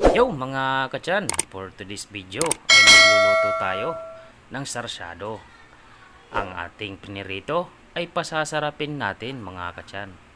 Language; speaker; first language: Filipino; native; Filipino